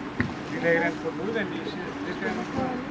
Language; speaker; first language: Danish; native; Danish